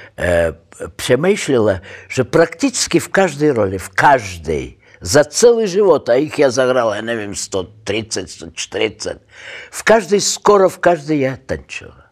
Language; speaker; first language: Czech; non-native, learner; Russian